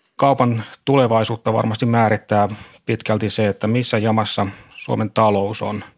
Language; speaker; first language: Finnish; native; Finnish